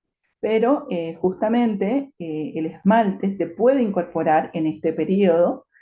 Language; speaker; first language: Spanish; native; Spanish